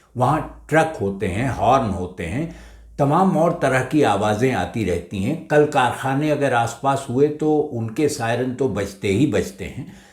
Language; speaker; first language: Hindi; native; Hindi